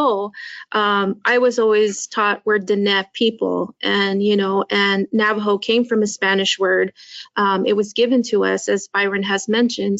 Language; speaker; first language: English; native; English